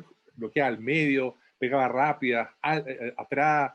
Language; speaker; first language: Spanish; native; Spanish